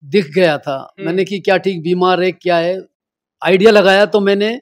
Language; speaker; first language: Hindi; native; Hindi